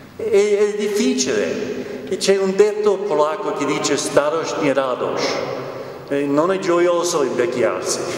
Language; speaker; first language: Italian; non-native, fluent; English